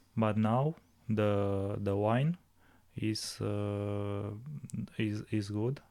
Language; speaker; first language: English; non-native, learner; Romanian